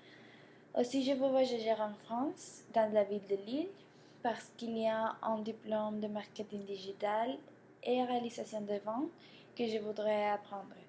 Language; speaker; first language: French; non-native, learner; Spanish